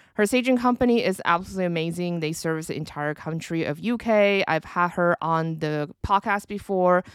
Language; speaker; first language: English; early bilingual, other home language; Chinese